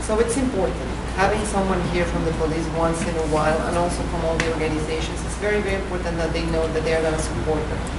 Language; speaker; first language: English; non-native, fluent; Spanish